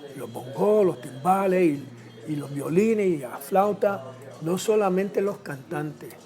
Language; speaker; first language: Spanish; early bilingual, other home language; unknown